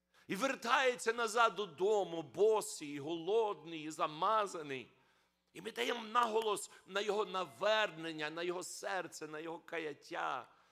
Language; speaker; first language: Ukrainian; early bilingual, heritage; Ukrainian